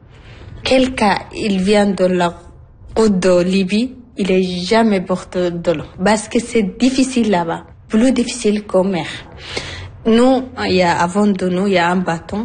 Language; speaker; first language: French; non-native, learner; Arabic